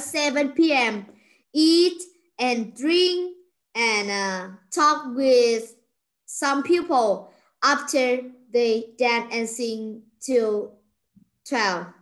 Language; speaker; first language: English; non-native, learner; Vietnamese